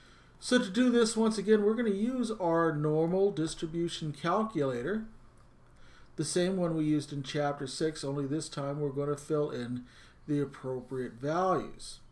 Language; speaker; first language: English; native; English